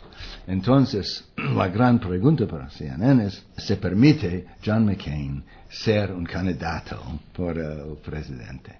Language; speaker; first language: Spanish; non-native, fluent; English